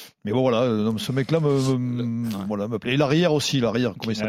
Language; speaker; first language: French; native; French